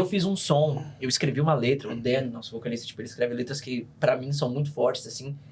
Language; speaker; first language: Portuguese; native; Portuguese